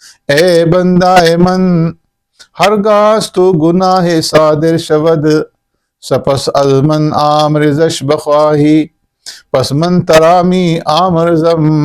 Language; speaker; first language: Persian; non-native, fluent; Urdu